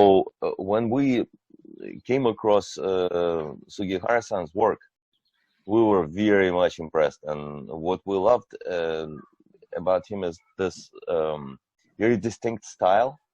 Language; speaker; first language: English; non-native, fluent; Russian